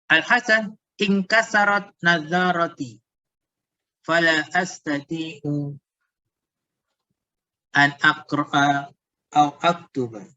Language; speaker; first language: Arabic; non-native, fluent; Indonesian